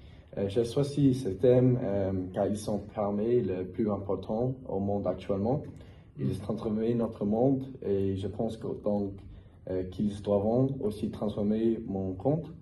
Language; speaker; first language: French; non-native, fluent; English